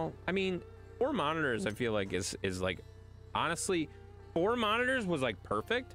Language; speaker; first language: English; native; English